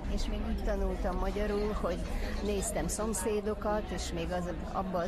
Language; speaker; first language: Hungarian; non-native, fluent; Uyghur